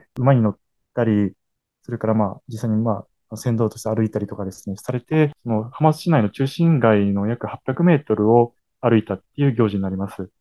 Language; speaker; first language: Japanese; native; Japanese